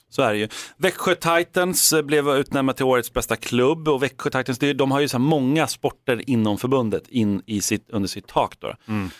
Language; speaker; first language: Swedish; native; Swedish